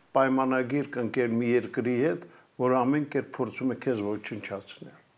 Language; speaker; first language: Armenian; native; Armenian